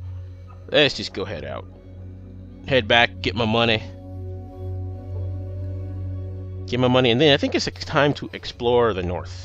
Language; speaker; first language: English; native; English